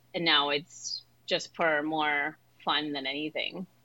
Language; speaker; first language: English; early bilingual, other home language; Spanish